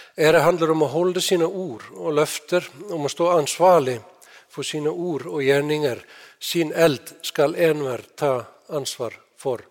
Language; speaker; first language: Norwegian; non-native, fluent; Icelandic